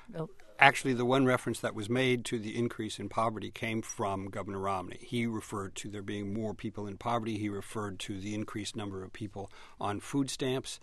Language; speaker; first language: English; native; English